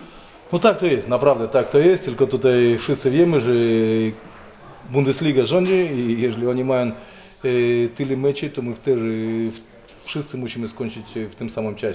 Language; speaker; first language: Polish; non-native, fluent; Russian